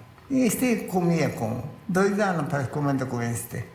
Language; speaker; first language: Portuguese; non-native, learner; Japanese